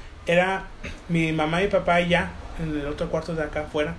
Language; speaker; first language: Spanish; early bilingual, heritage; Spanish